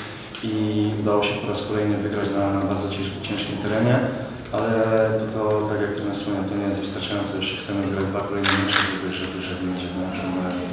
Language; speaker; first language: Polish; native; Polish